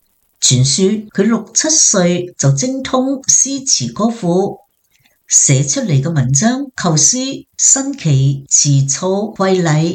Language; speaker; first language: Chinese; native; Chinese